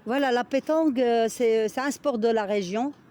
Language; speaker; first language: French; non-native, local second language; Arabic